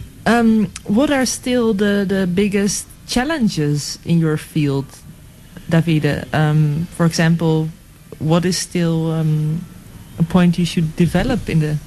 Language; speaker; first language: English; non-native, fluent; Dutch